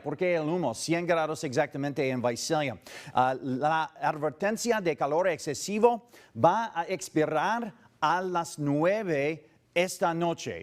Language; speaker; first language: Spanish; non-native, learner; English